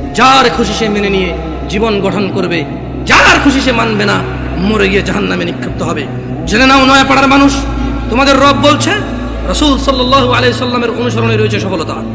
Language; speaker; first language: Bangla; early bilingual, heritage; Bangla